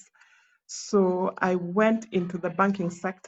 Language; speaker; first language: English; non-native, local second language; Luo (Kenya and Tanzania)